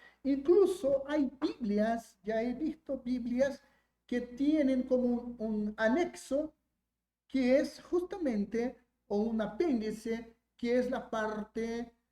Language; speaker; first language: Spanish; non-native, fluent; Portuguese